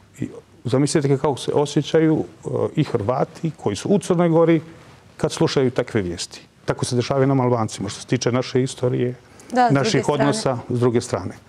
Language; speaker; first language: Serbian; non-native, local second language; Albanian